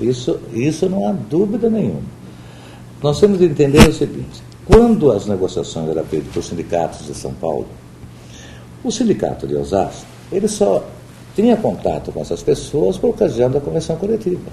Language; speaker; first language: Portuguese; native; Portuguese